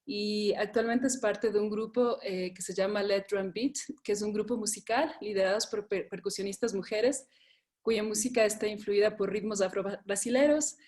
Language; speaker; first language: Spanish; native; Spanish